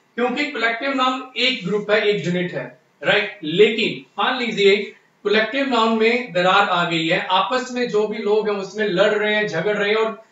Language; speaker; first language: Hindi; non-native, local second language; Punjabi